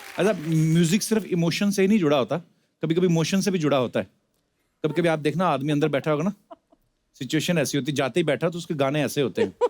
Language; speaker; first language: Hindi; non-native, local second language; Punjabi